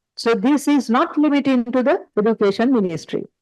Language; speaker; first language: English; non-native, local second language; Sinhala